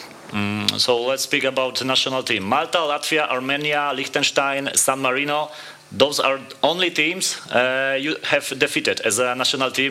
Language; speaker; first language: English; non-native, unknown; Polish